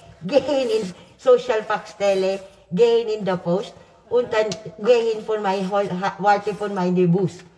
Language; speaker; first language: German; non-native, learner; Filipino